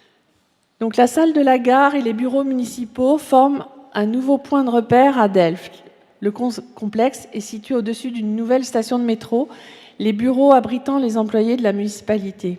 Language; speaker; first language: French; native; French